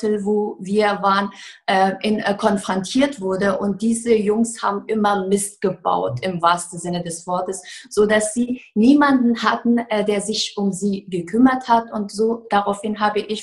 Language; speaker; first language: German; non-native, fluent; Persian